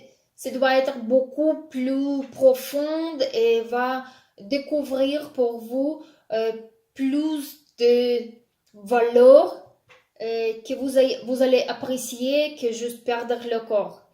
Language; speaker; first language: French; non-native, fluent; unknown